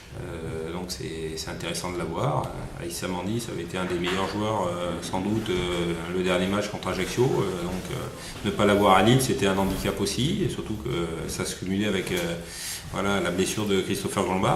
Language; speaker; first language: French; native; French